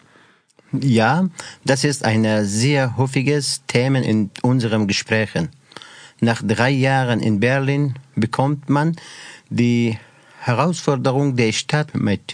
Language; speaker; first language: German; non-native, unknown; Persian